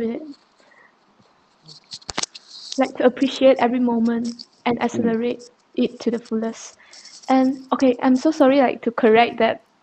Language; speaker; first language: English; non-native, local second language; Chinese